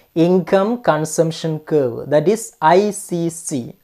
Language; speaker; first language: English; non-native, local second language; Malayalam